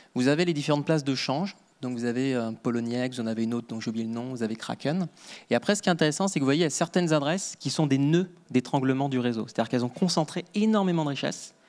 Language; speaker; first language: French; native; French